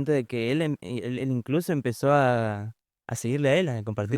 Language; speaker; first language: Spanish; native; Spanish